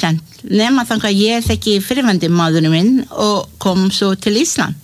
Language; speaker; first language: Icelandic; non-native, learner; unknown